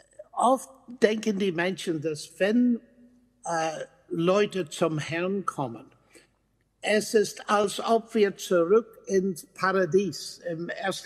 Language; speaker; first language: German; non-native, fluent; English